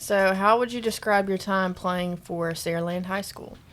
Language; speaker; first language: English; native; English